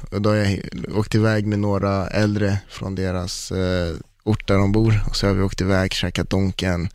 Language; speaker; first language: Swedish; early bilingual, other home language; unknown